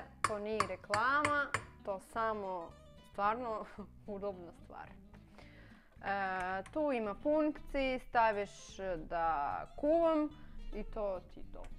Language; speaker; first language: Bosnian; non-native, learner; Russian